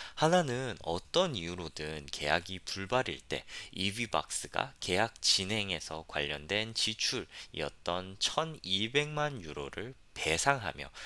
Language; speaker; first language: Korean; native; Korean